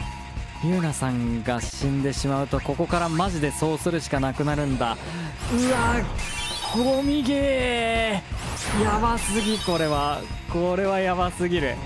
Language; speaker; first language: Japanese; native; Japanese